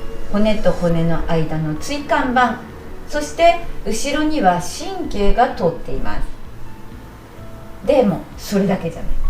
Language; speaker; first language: Japanese; native; Japanese